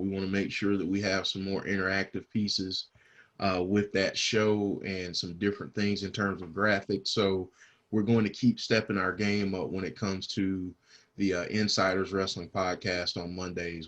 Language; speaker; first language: English; native; English